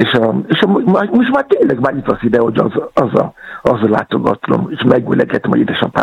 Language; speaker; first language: Hungarian; non-native, learner; Yoruba